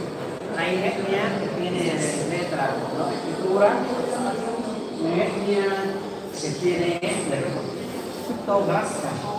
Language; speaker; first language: Spanish; non-native, fluent; Vietnamese